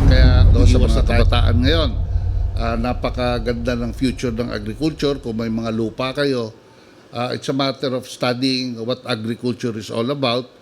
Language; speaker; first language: Filipino; native; Filipino